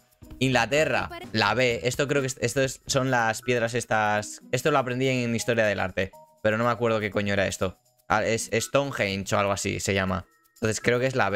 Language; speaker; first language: Spanish; native; Spanish